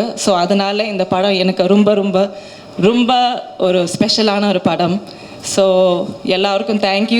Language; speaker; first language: Tamil; non-native, learner; Malayalam